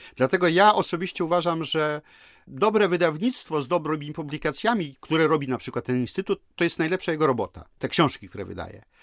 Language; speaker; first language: Polish; native; Polish